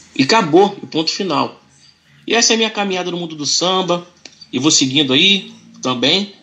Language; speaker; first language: Portuguese; native; Portuguese